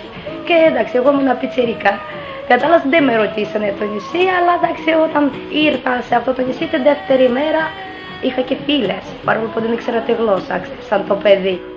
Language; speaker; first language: Greek; early bilingual, other home language; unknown